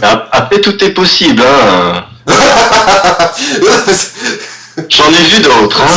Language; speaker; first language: French; native; French